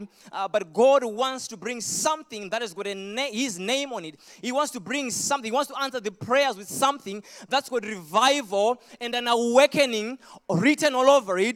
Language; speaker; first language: English; non-native, local second language; Shona